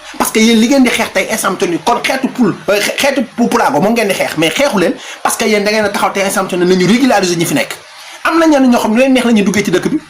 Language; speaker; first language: Wolof; non-native, local second language; Fula